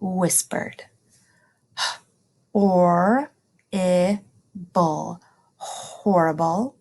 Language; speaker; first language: English; native; English